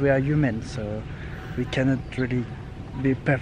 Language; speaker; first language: English; non-native, fluent; French